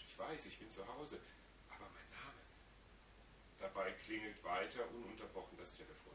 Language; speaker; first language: German; native; German